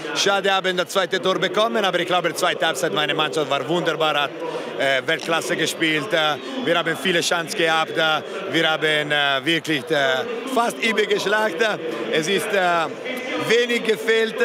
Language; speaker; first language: German; non-native, learner; Italian